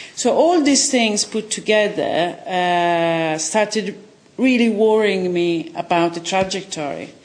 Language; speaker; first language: English; non-native, fluent; Italian